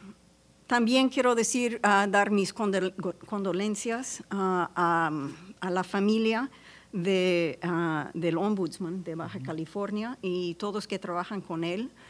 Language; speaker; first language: Spanish; non-native, fluent; English